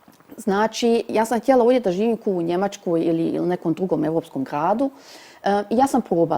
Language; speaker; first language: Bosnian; early bilingual, heritage; Bosnian